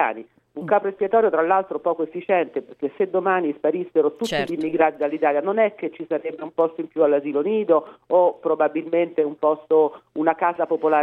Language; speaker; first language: Italian; native; Italian